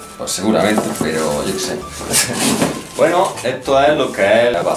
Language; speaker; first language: Spanish; native; Spanish